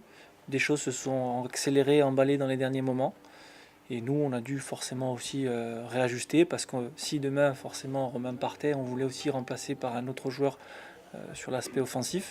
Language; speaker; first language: French; native; French